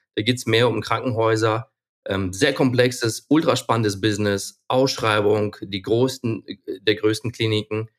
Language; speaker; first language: German; non-native, fluent; Ukrainian